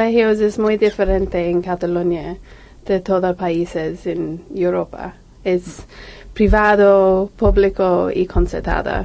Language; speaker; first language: Spanish; non-native, learner; English